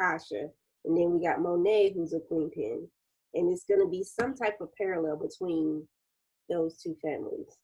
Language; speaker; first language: English; native; English